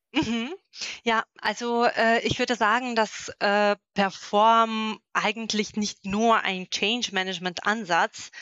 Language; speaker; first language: German; non-native, fluent; Russian